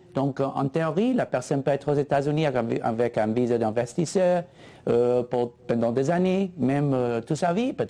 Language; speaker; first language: French; non-native, fluent; Spanish